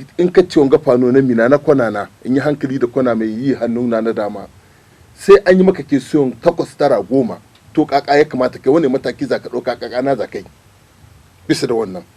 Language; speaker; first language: Hausa; native; Hausa